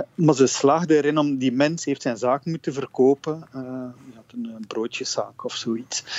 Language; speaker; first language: Dutch; native; Dutch